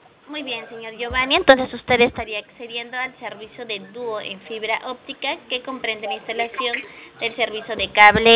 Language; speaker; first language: Spanish; native; Spanish